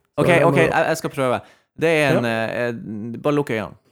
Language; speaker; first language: Norwegian; native; Norwegian